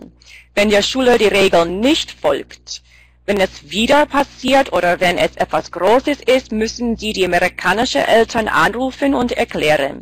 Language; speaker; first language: German; non-native, fluent; English